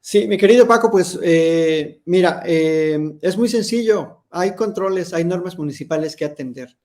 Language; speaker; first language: Spanish; native; Spanish